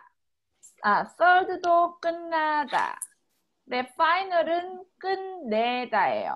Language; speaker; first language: Korean; native; Korean